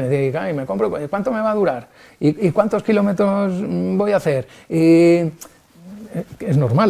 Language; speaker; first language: Spanish; native; Spanish